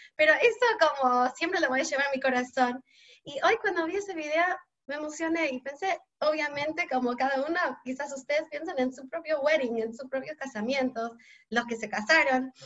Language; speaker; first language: Spanish; non-native, fluent; English